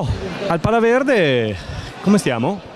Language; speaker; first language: Italian; native; Italian